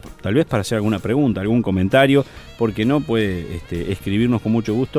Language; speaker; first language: Spanish; native; Spanish